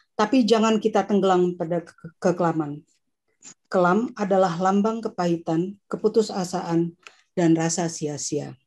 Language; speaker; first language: English; non-native, fluent; Indonesian